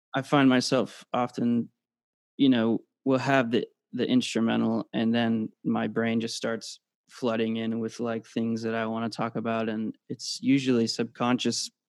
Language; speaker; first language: English; native; English